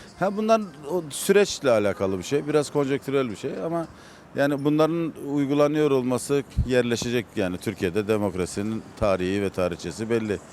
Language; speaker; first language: Turkish; non-native, local second language; Kurdish